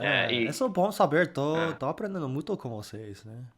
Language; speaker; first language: Portuguese; non-native, fluent; English